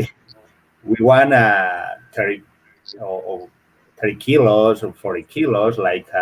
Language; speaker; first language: English; non-native, learner; Spanish